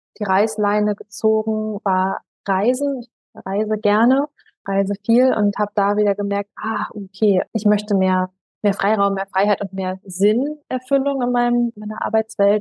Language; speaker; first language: German; native; German